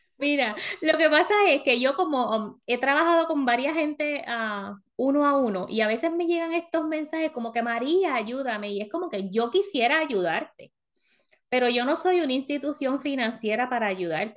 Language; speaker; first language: Spanish; early bilingual, heritage; Spanish